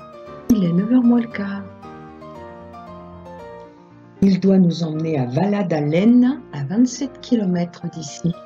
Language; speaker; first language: French; native; French